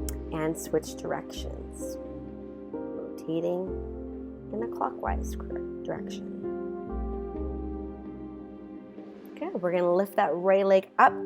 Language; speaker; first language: English; native; English